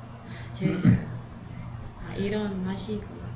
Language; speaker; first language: Korean; non-native, learner; Filipino